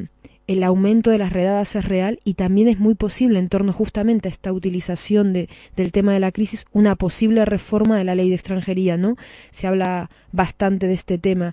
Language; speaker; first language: Spanish; native; Spanish